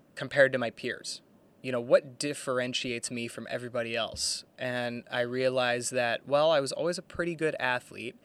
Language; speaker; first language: English; native; English